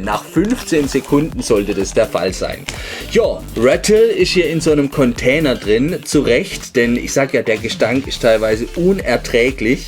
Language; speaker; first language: German; native; German